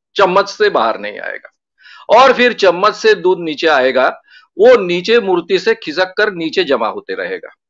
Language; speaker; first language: Hindi; non-native, local second language; Marathi